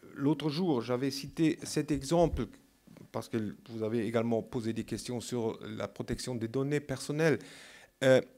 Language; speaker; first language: French; non-native, fluent; German